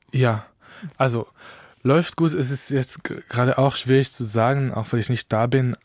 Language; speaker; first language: German; non-native, fluent; Hebrew